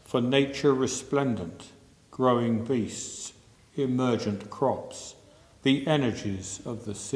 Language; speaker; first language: English; native; English